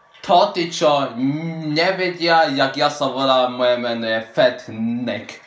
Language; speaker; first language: Slovak; early bilingual, heritage; Slovak